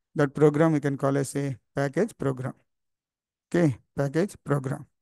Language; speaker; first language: English; non-native, local second language; Telugu